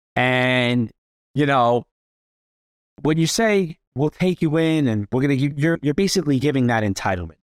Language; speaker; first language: English; native; English